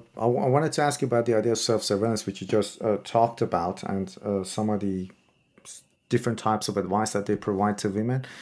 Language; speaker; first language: English; non-native, fluent; Persian